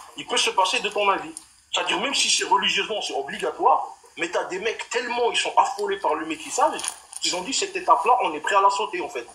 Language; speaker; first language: French; early bilingual, other home language; Arabic